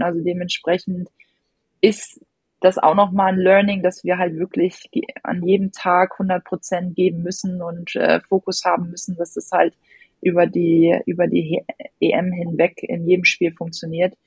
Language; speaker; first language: German; native; German